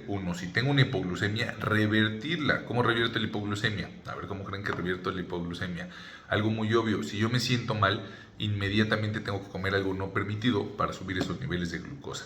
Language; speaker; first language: Spanish; native; Spanish